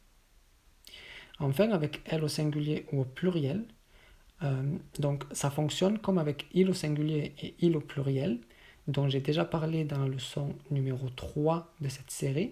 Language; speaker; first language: French; native; French